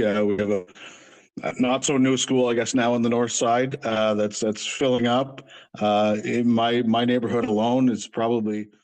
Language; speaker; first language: English; native; English